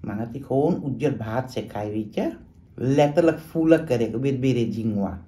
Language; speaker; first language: Dutch; non-native, local second language; Caribbean Hindustani